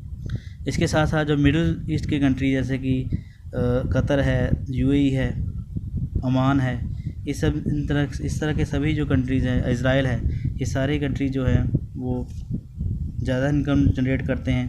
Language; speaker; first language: Hindi; native; Hindi